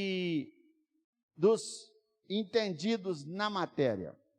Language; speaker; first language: Portuguese; native; Portuguese